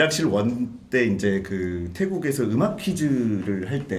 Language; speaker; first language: Korean; native; Korean